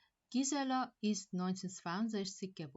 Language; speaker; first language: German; non-native, fluent; Persian